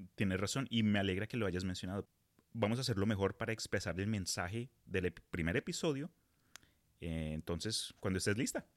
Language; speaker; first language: Spanish; early bilingual, heritage; Spanish